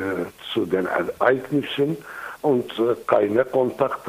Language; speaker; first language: German; non-native, fluent; Kurdish